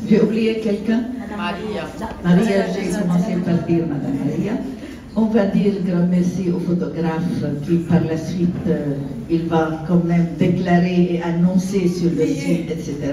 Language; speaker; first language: French; non-native, local second language; Arabic